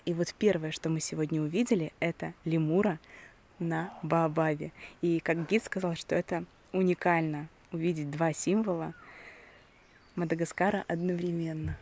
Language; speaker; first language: Russian; native; Russian